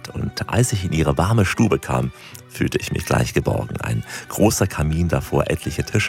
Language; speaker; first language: German; native; German